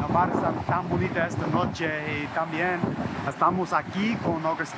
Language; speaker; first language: Spanish; non-native, learner; English